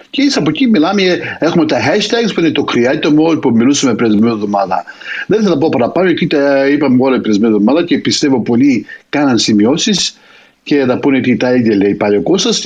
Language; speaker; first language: Greek; early bilingual, heritage; Greek